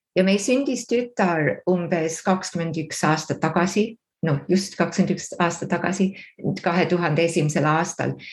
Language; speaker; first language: Estonian; early bilingual, heritage; Estonian